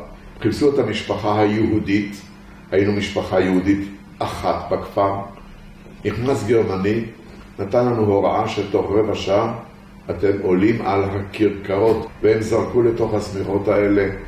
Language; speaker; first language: Hebrew; early bilingual, other home language; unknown